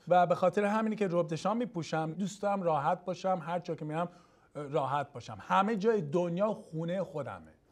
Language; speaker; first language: Persian; early bilingual, heritage; English